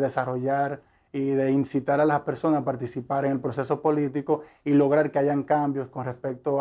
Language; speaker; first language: Spanish; native; Spanish